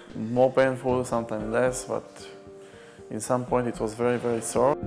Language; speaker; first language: English; non-native, learner; Hebrew